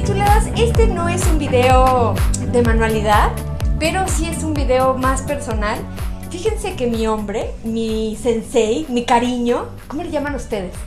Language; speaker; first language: Spanish; native; Spanish